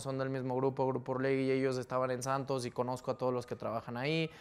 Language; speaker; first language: Spanish; native; Spanish